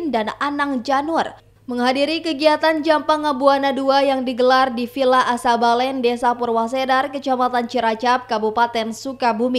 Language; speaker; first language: Indonesian; native; Indonesian